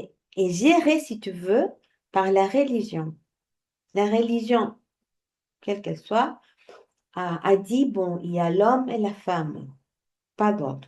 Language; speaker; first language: French; non-native, fluent; Spanish